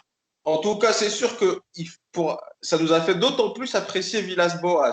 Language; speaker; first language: French; native; French